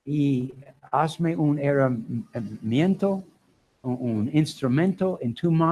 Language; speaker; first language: Spanish; non-native, learner; English